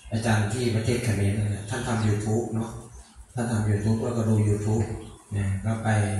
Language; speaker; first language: Thai; non-native, local second language; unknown